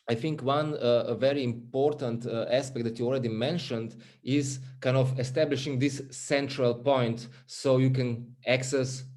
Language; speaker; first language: English; non-native, fluent; Slovenian